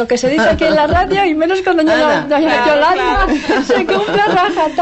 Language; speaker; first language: Spanish; native; Spanish